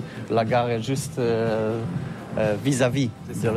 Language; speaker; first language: French; non-native, learner; Polish